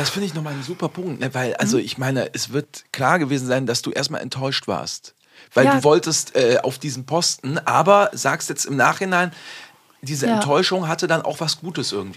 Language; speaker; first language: German; native; German